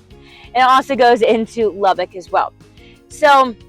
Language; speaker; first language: English; native; English